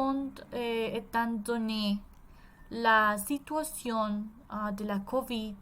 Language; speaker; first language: French; non-native, learner; Spanish